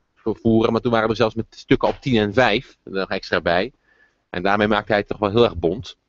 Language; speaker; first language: Dutch; native; Dutch